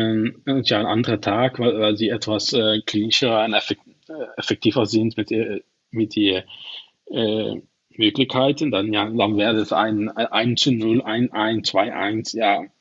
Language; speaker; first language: German; non-native, learner; Dutch